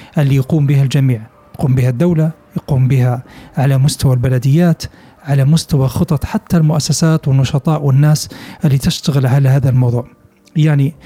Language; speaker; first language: Arabic; native; Arabic